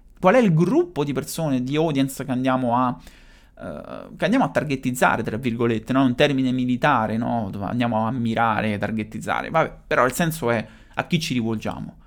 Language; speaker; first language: Italian; native; Italian